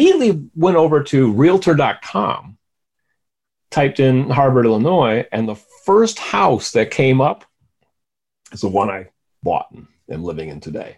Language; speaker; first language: English; native; English